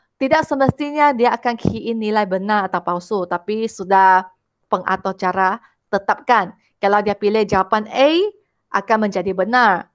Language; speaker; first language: Malay; non-native, local second language; Chinese